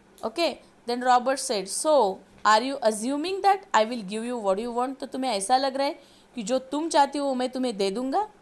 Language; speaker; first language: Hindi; non-native, local second language; Marathi